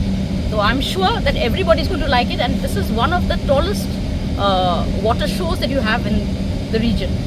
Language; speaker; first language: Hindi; non-native, local second language; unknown